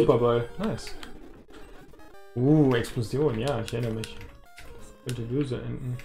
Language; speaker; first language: German; native; German